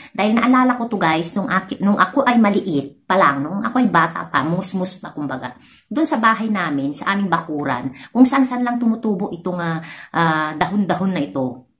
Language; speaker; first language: Filipino; non-native, local second language; Iloko